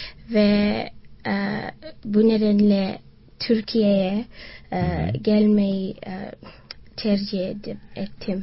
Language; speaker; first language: Turkish; non-native, learner; Swati